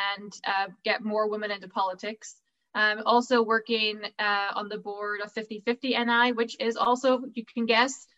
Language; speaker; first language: English; native; English